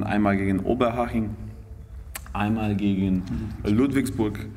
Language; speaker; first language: German; non-native, fluent; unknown